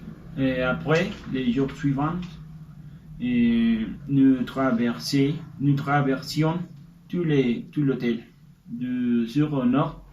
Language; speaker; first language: French; non-native, learner; Spanish